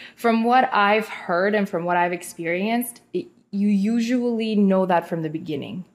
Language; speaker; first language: English; non-native, fluent; Russian